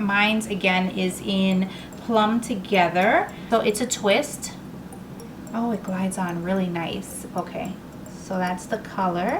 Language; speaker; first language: English; native; English